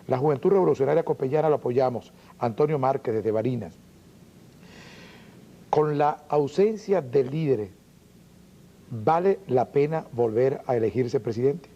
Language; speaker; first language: Spanish; native; Spanish